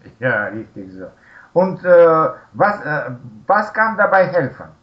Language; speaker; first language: German; non-native, learner; Russian